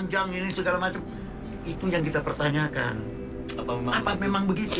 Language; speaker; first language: Indonesian; native; Indonesian